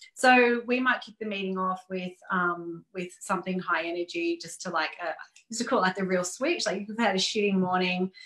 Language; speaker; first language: English; native; English